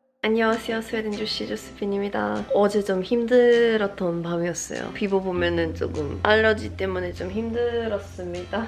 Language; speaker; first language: Korean; non-native, fluent; Swedish